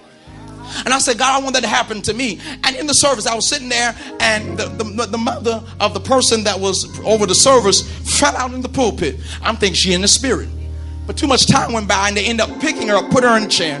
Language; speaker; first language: English; native; English